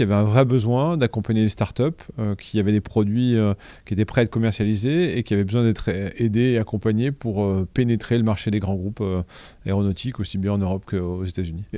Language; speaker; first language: French; native; French